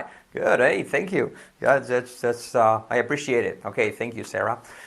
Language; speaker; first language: English; non-native, fluent; Spanish